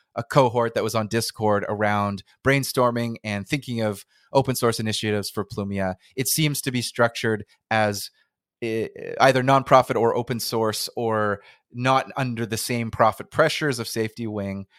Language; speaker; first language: English; native; English